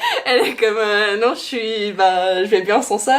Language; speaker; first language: French; non-native, fluent; English